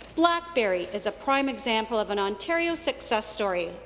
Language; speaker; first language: English; native; English